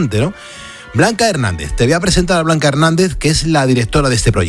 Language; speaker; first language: Spanish; native; Spanish